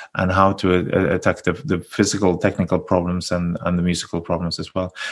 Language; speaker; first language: English; non-native, fluent; Norwegian